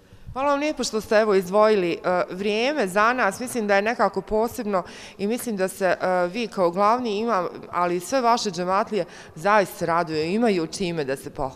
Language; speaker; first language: Croatian; native; Croatian